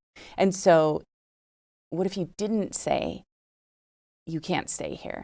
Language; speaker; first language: English; native; English